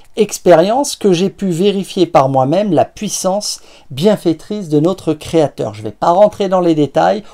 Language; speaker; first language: French; native; French